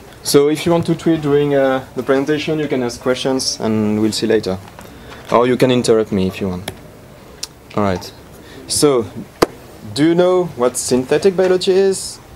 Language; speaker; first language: English; non-native, fluent; French